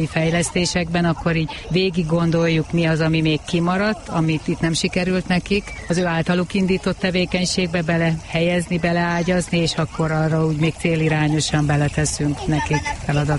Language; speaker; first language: Hungarian; native; Hungarian